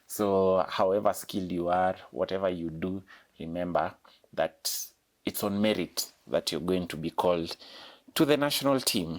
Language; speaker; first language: English; non-native, local second language; Swahili